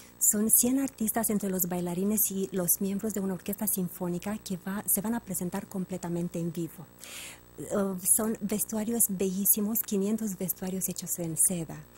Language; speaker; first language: Spanish; non-native, fluent; Romanian